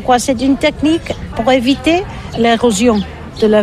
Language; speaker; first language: French; non-native, learner; Catalan